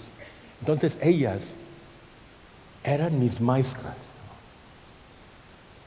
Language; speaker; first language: Spanish; non-native, fluent; Thai